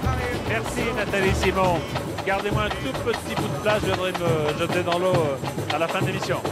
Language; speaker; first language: French; native; French